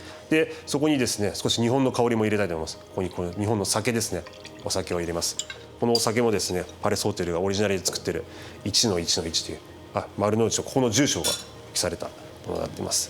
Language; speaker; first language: Japanese; native; Japanese